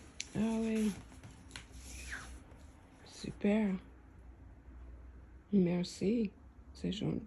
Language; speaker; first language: French; non-native, fluent; English